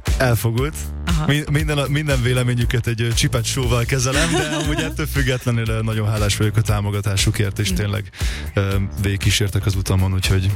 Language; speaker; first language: Hungarian; early bilingual, other home language; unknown